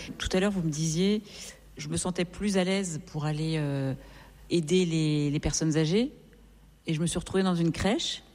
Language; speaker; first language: French; native; French